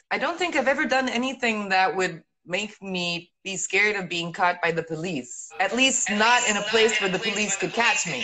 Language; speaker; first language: English; early bilingual, heritage; English